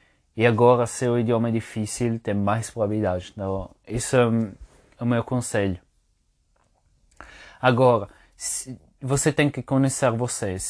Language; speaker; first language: Portuguese; non-native, fluent; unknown